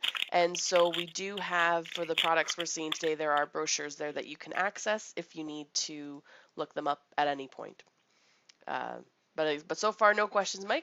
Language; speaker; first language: English; native; English